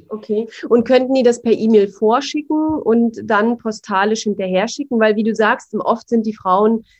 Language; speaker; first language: German; native; German